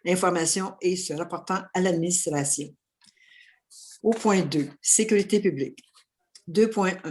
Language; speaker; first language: French; native; French